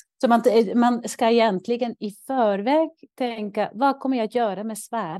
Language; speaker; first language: Swedish; non-native, fluent; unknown